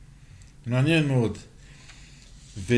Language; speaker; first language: Hebrew; native; Hebrew